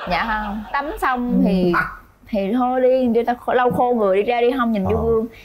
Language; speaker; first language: Vietnamese; native; Vietnamese